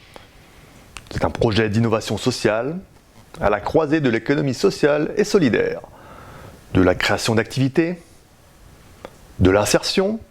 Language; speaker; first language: French; native; French